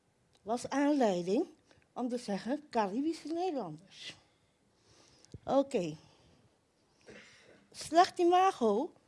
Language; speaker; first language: Dutch; non-native, local second language; Papiamento